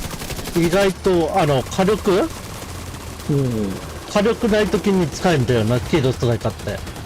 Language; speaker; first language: Japanese; native; Japanese